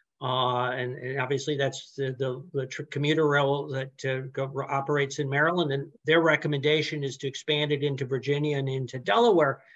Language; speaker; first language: English; native; English